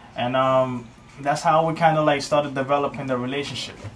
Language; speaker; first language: English; native; English